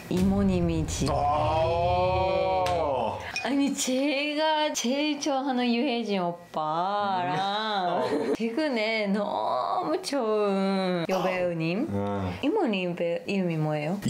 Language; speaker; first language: Korean; non-native, learner; Japanese